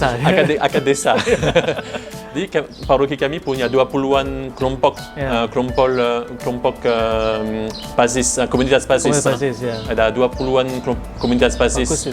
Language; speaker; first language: Indonesian; non-native, fluent; French